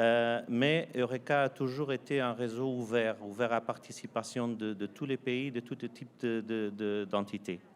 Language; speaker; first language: French; non-native, fluent; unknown